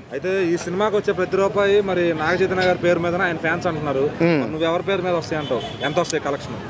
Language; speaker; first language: Telugu; native; Telugu